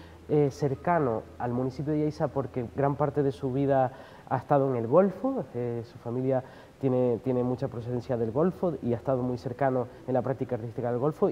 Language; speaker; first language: Spanish; native; Spanish